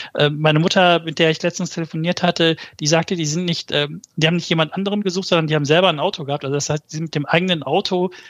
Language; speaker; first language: German; early bilingual, other home language; Turkish